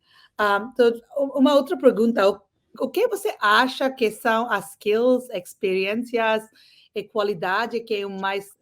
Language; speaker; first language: Portuguese; non-native, learner; English